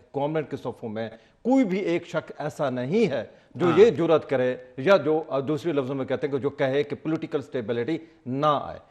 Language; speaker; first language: Urdu; non-native, local second language; Saraiki